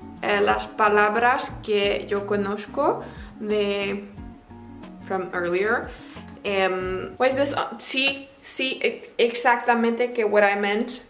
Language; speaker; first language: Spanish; non-native, learner; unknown